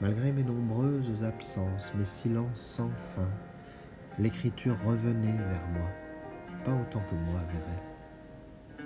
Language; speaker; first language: French; native; French